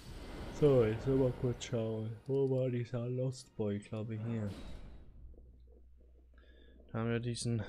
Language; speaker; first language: German; native; German